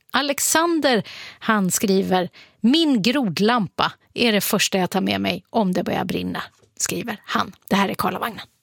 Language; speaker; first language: Swedish; native; Swedish